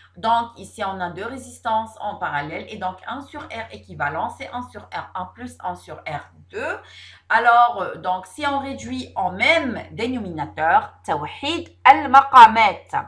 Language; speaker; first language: French; non-native, local second language; Arabic